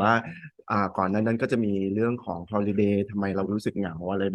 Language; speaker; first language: Thai; early bilingual, heritage; Thai